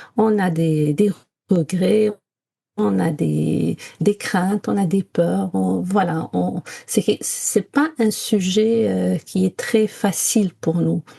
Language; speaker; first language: French; non-native, local second language; Arabic